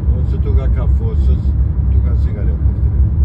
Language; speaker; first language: Swedish; non-native, learner; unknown